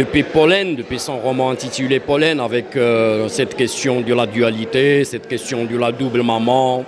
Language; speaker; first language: French; non-native, local second language; Arabic